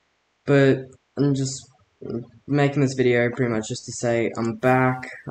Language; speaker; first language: English; native; English